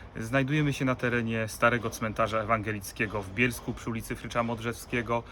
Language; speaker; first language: Polish; native; Polish